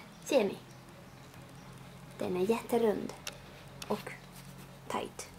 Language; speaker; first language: Swedish; non-native, fluent; Spanish